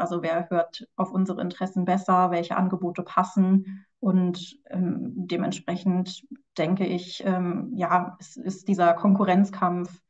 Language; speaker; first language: German; native; German